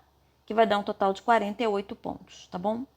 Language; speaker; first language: Portuguese; native; Portuguese